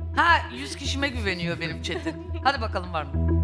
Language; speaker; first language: Turkish; native; Turkish